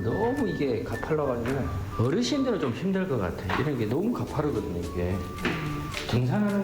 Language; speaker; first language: Korean; native; Korean